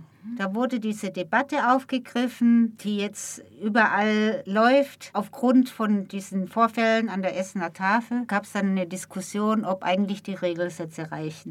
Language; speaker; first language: German; native; German